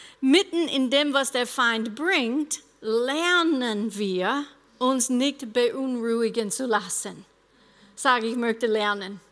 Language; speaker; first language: German; non-native, fluent; English